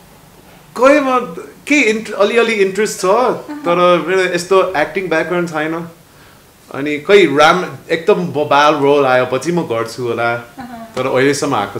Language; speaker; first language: Nepali; non-native, learner; English